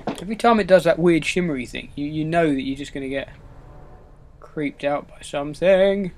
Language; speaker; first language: English; native; English